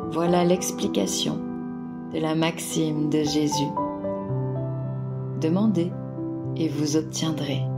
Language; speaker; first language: French; native; French